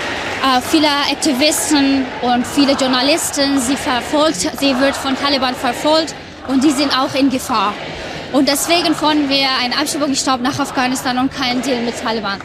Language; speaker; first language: German; non-native, learner; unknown